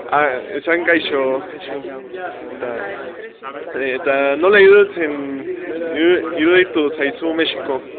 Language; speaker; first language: Basque; non-native, learner; Spanish